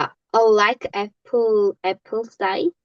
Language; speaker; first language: English; non-native, learner; Korean